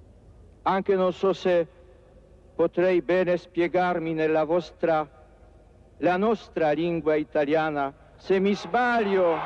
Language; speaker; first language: Italian; non-native, fluent; Polish